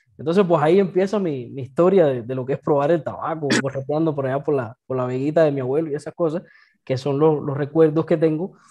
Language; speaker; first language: Spanish; native; Spanish